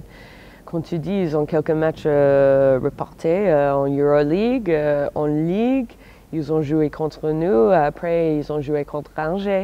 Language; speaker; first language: French; non-native, fluent; English